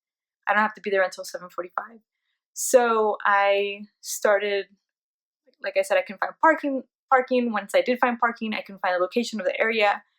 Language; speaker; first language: English; early bilingual, other home language; Spanish